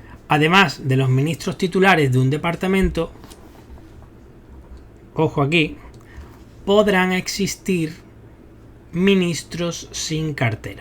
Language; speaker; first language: Spanish; native; Spanish